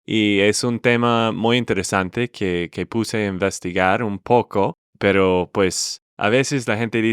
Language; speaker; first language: Spanish; non-native, fluent; English